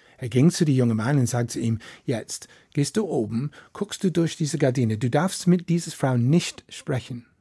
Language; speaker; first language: German; non-native, fluent; English